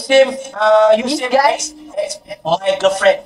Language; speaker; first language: English; non-native, learner; Malay